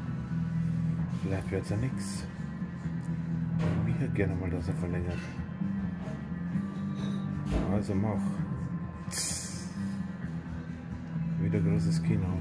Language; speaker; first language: German; native; German